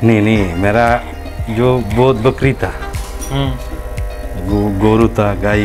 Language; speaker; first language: Hindi; non-native, learner; Bangla